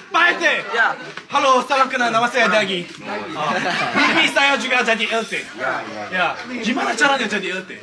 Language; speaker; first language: Indonesian; non-native, learner; Italian